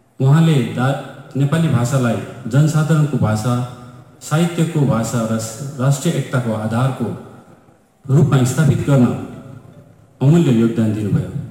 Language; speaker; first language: Nepali; native; Nepali